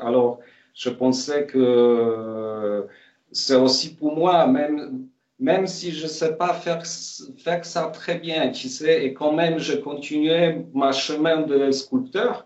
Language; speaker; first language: French; non-native, fluent; Polish